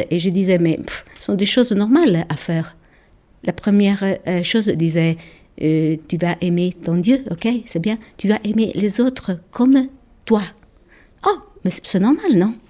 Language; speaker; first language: French; non-native, local second language; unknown